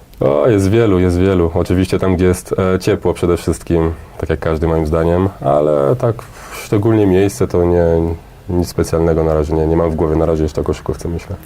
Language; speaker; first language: Polish; early bilingual, heritage; Polish